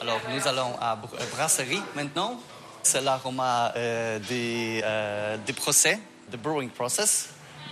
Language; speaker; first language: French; non-native, learner; Polish